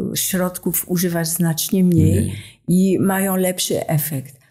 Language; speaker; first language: Polish; non-native, fluent; French